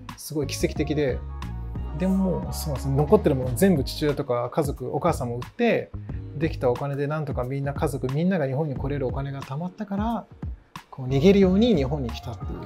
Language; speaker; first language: Japanese; early bilingual, other home language; English